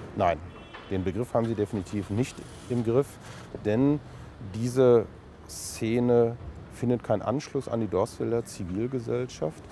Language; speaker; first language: German; native; German